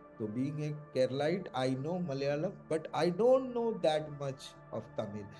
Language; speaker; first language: Hindi; non-native, local second language; Malayalam